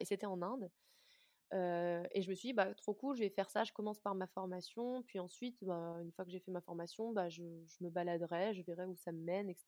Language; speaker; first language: French; native; French